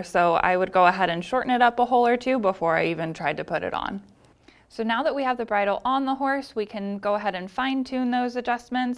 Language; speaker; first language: English; native; English